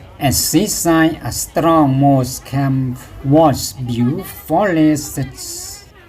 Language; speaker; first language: English; non-native, learner; Thai